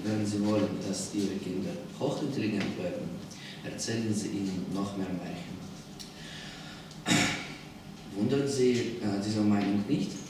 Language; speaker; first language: German; non-native, learner; Russian